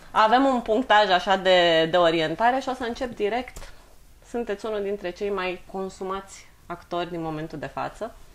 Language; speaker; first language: Romanian; native; Romanian